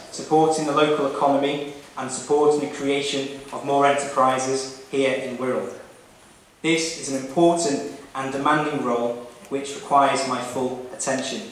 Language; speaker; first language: English; native; English